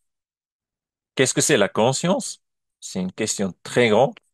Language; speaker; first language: French; non-native, learner; German